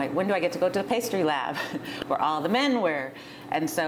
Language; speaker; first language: English; native; English